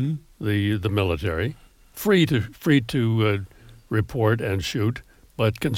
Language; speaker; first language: English; native; English